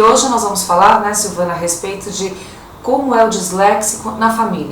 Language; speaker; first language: Portuguese; native; Portuguese